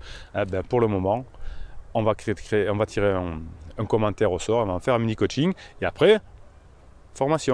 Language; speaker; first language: French; native; French